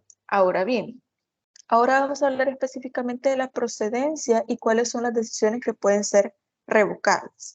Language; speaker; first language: Spanish; native; Spanish